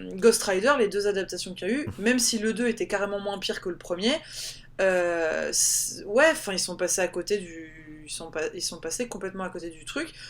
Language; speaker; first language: French; native; French